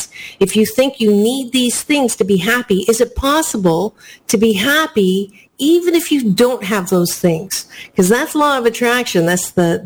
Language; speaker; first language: English; native; English